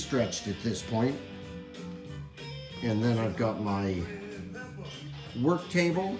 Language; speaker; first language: English; native; English